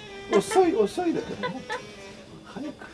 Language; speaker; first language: Japanese; non-native, learner; French